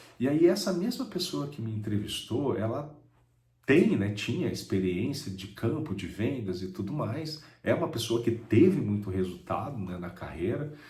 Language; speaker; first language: Portuguese; native; Portuguese